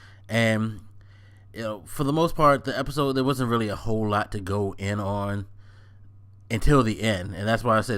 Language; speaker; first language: English; native; English